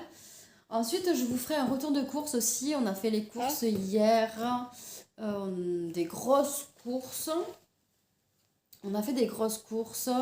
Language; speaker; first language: French; native; French